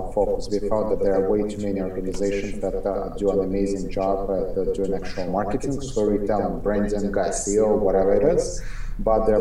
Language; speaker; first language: English; non-native, fluent; Ukrainian